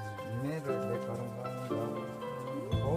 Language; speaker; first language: Hindi; non-native, local second language; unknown